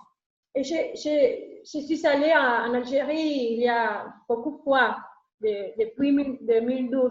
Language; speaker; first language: French; non-native, learner; Spanish